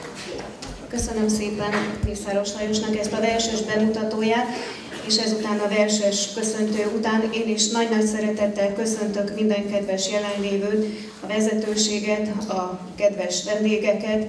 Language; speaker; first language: Hungarian; native; Hungarian